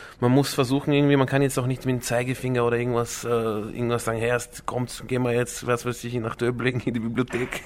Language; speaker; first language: German; early bilingual, other home language; Croatian